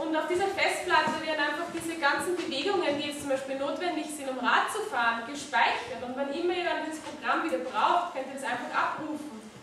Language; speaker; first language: German; native; German